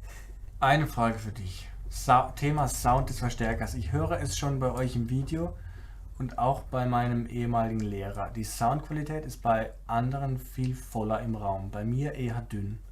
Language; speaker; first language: German; native; German